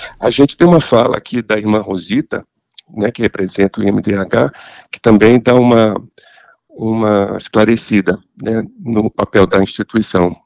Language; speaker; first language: Portuguese; native; Portuguese